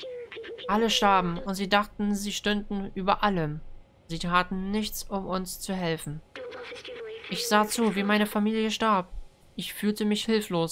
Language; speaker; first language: German; native; German